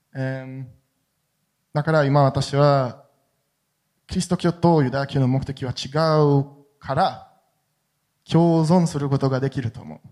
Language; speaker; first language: Japanese; non-native, fluent; Hebrew